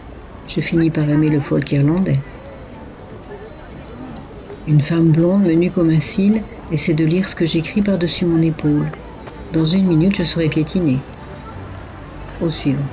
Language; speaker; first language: French; native; French